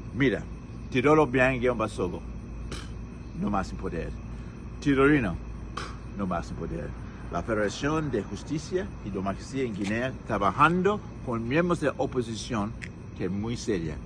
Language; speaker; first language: Spanish; non-native, local second language; English